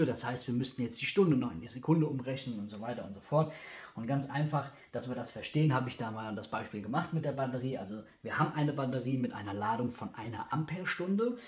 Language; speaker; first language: German; native; German